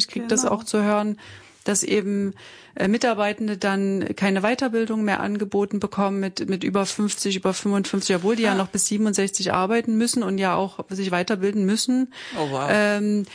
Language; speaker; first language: German; native; German